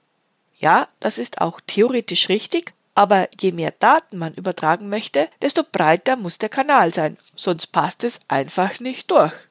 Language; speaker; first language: German; native; German